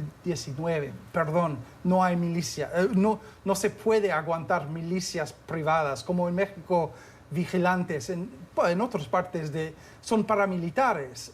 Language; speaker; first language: Spanish; non-native, fluent; English